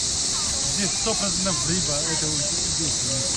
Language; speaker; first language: Russian; non-native, learner; Turkish